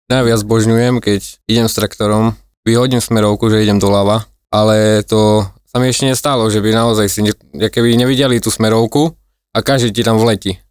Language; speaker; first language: Slovak; native; Slovak